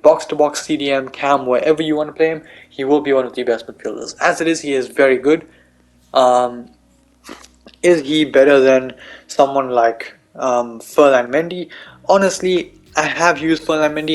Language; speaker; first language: English; native; English